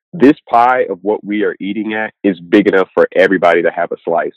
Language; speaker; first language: English; native; English